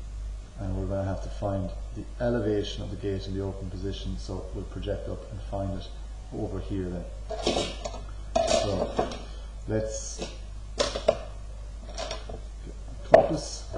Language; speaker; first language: English; native; English